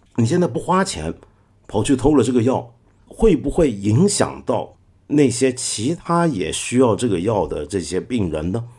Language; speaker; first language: Chinese; non-native, local second language; Cantonese